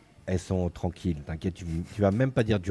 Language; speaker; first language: French; native; French